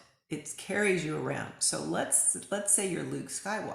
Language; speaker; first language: English; native; English